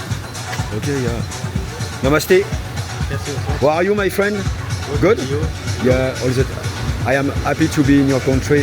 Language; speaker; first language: English; non-native, learner; French